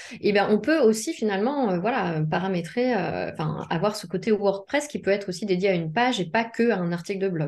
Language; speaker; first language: French; native; French